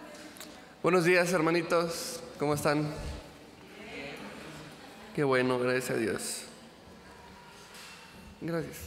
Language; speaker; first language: Spanish; native; Spanish